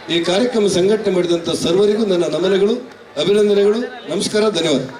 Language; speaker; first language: Kannada; native; Kannada